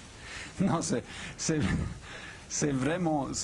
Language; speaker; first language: French; non-native, fluent; German